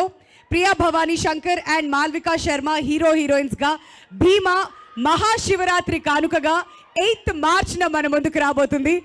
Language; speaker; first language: Telugu; native; Telugu